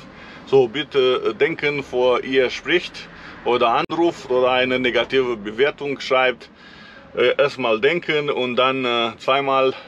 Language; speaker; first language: German; non-native, fluent; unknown